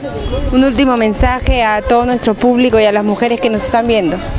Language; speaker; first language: Spanish; native; Spanish